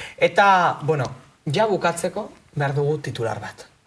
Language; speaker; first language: Basque; native; Basque